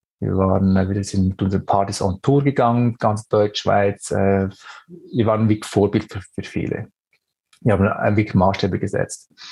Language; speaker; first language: German; early bilingual, other home language; Greek